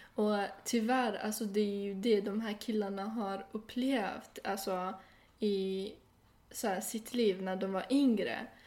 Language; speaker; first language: Swedish; non-native, fluent; Persian